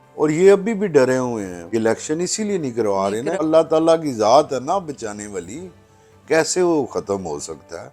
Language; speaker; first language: Urdu; non-native, local second language; Pahari-Potwari